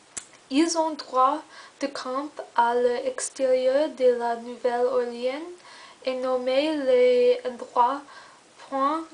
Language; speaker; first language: French; non-native, learner; English